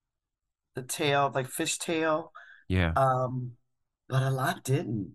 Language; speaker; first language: English; native; English